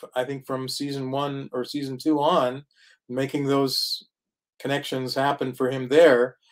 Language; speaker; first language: English; native; English